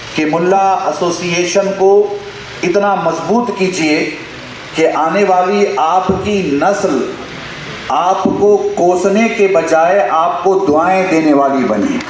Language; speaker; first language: Urdu; native; Urdu